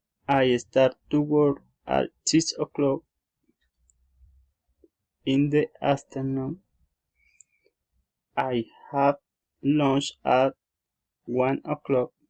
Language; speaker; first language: English; non-native, learner; Spanish